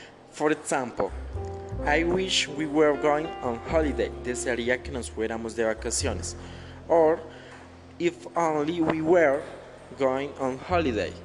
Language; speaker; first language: English; non-native, learner; Spanish